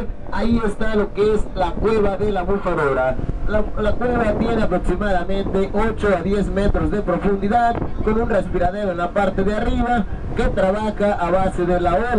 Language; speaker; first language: Spanish; native; Spanish